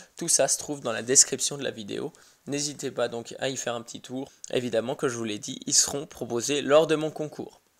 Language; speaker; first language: French; native; French